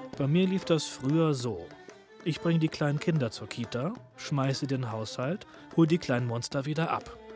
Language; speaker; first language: German; native; German